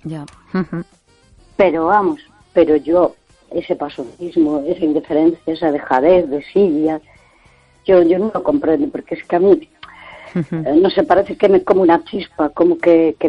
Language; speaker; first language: Spanish; native; Spanish